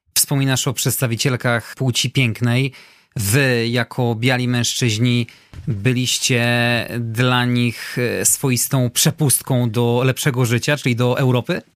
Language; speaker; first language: Polish; native; Polish